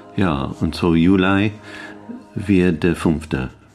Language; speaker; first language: German; non-native, learner; English